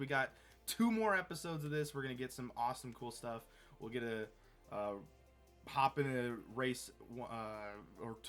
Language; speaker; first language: English; native; English